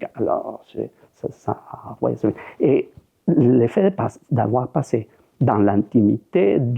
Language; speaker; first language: French; non-native, fluent; Spanish